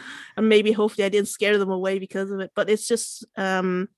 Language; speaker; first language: English; native; English